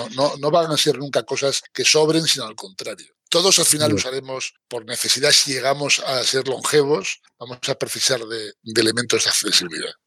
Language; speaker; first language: Spanish; native; Spanish